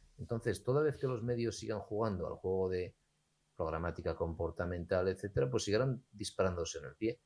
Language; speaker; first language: Spanish; native; Spanish